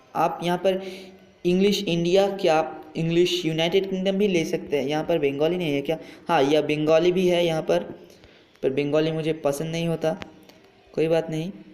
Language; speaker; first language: Hindi; non-native, local second language; Bangla